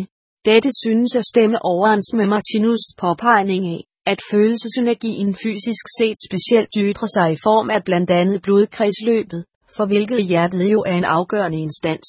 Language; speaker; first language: Danish; native; Danish